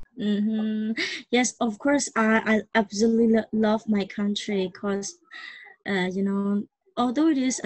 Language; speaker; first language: English; non-native, learner; Burmese